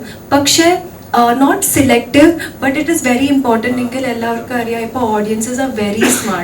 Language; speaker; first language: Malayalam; non-native, learner; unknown